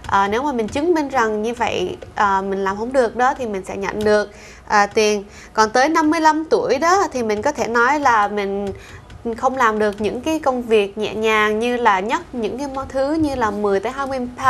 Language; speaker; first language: Vietnamese; early bilingual, heritage; Vietnamese